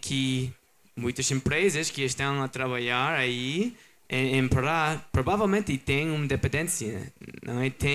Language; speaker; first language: Portuguese; non-native, learner; English